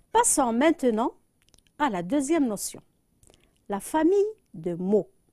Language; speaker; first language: French; non-native, local second language; Arabic